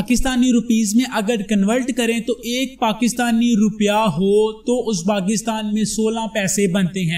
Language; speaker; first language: Hindi; non-native, local second language; Punjabi